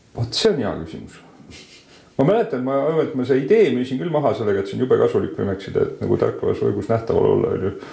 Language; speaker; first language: Estonian; native; Estonian